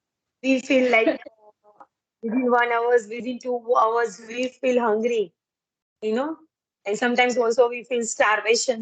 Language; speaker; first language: English; non-native, learner; Gujarati